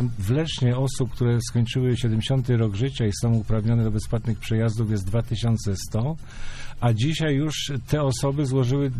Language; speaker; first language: Polish; native; Polish